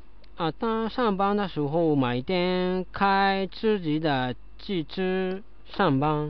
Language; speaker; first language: Chinese; non-native, learner; Japanese